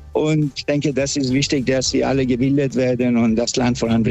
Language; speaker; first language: German; non-native, fluent; Persian